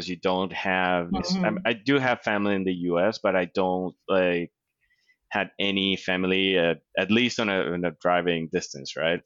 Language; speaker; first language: English; non-native, fluent; Spanish